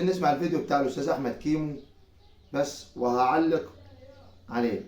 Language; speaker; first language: Egyptian Arabic; native; Egyptian Arabic